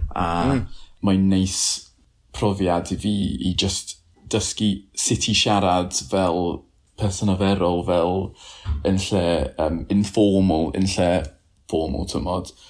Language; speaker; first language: Welsh; non-native, learner; English